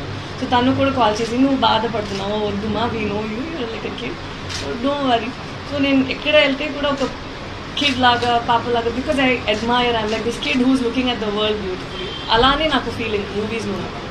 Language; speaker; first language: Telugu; non-native, learner; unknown